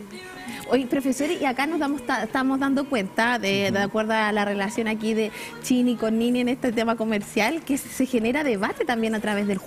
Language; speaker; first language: Spanish; native; Spanish